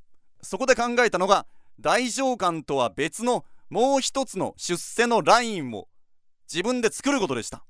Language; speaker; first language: Japanese; native; Japanese